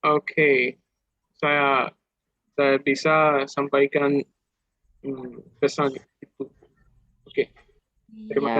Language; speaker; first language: Indonesian; non-native, learner; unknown